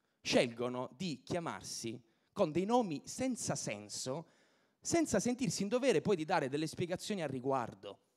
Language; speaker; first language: Italian; native; Italian